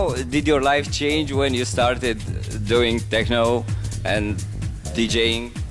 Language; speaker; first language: English; non-native, fluent; Romanian